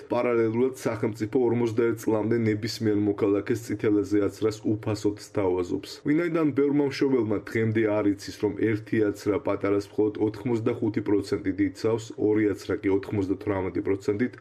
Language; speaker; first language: Georgian; native; Georgian